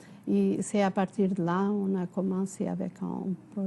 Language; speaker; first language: French; non-native, fluent; Portuguese